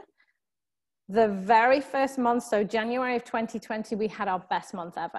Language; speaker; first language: English; native; English